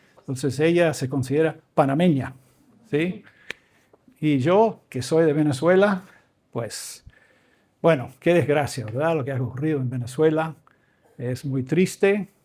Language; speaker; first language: Spanish; early bilingual, other home language; English